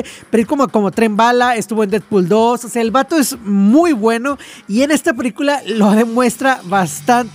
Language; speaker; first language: Spanish; native; Spanish